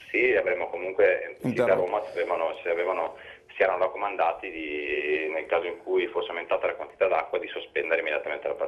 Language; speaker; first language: Italian; native; Italian